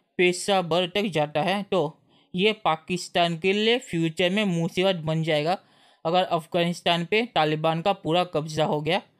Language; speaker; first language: Hindi; native; Hindi